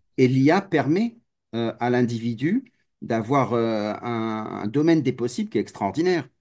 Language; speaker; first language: French; native; French